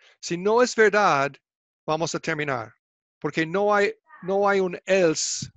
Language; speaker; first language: Spanish; non-native, fluent; English